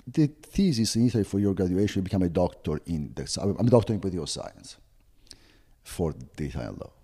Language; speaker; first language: English; non-native, fluent; Italian